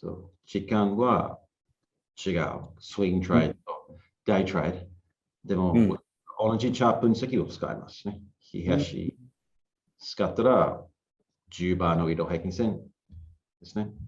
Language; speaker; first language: Japanese; non-native, learner; English